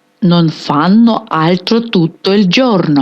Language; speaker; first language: Italian; non-native, fluent; Ukrainian